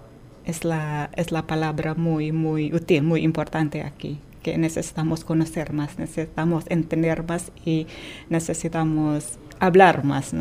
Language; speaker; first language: Spanish; non-native, fluent; Indonesian